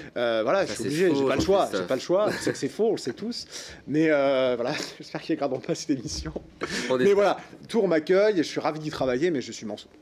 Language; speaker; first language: French; native; French